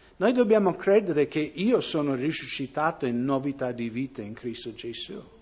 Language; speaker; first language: Italian; non-native, fluent; English